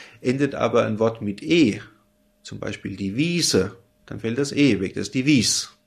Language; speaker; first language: German; native; German